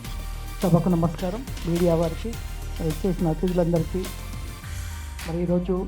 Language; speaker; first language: Telugu; native; Telugu